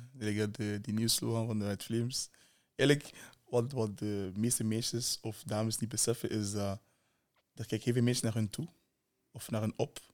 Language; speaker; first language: Dutch; native; Dutch